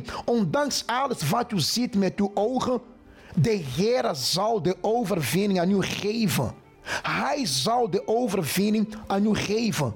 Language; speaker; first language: Dutch; non-native, fluent; Portuguese